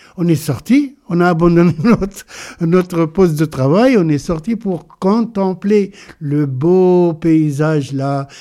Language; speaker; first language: French; non-native, local second language; Arabic